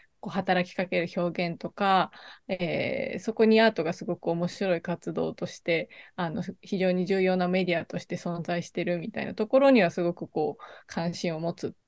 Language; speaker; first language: Japanese; native; Japanese